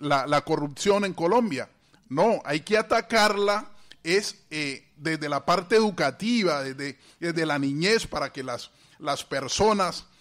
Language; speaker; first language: Spanish; native; Spanish